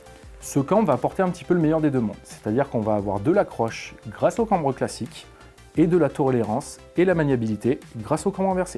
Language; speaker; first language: French; native; French